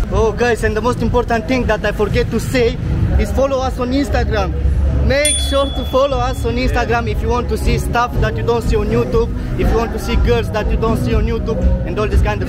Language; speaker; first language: English; non-native, fluent; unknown